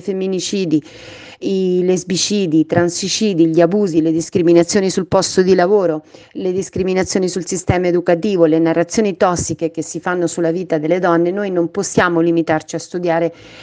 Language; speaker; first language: Italian; native; Italian